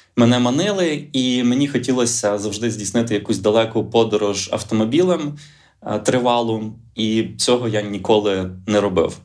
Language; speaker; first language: Ukrainian; native; Ukrainian